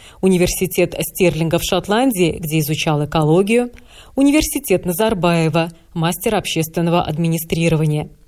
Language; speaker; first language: Russian; native; Russian